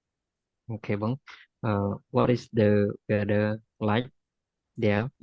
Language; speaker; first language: English; non-native, learner; Khmer